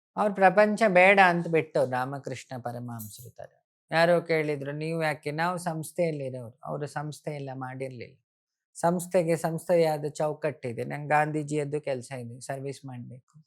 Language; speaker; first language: Kannada; native; Kannada